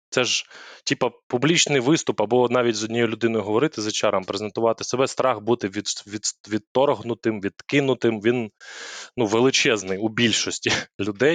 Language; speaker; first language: Ukrainian; native; Ukrainian